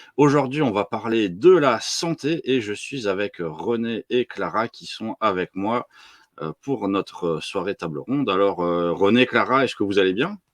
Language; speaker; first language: French; native; French